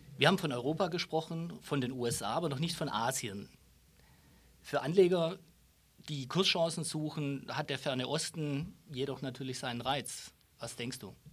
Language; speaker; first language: German; non-native, local second language; Luxembourgish